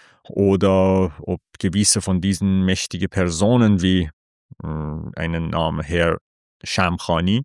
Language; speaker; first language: German; non-native, fluent; Persian